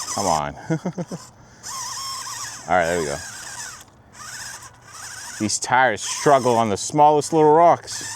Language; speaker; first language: English; native; English